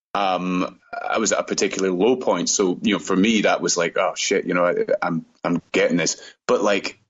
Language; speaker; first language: English; native; English